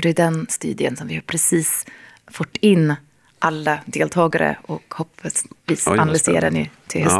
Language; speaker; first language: Swedish; non-native, fluent; English